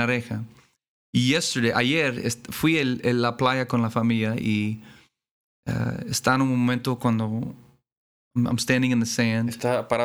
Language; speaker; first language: Spanish; non-native, learner; English